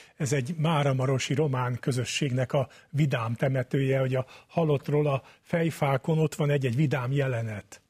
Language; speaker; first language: Hungarian; native; Hungarian